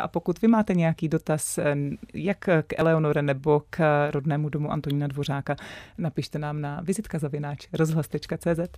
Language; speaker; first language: Czech; native; Czech